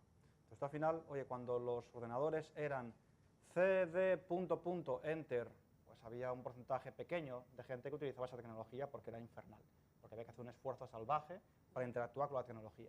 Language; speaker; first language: Spanish; native; Spanish